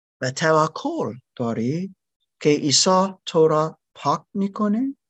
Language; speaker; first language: Persian; non-native, learner; German